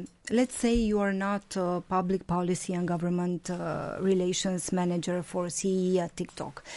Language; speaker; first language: English; non-native, fluent; Romanian